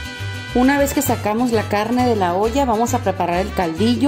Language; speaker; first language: Spanish; native; Spanish